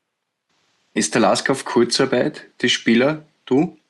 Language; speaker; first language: German; native; German